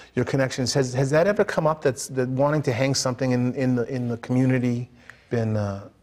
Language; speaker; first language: English; native; English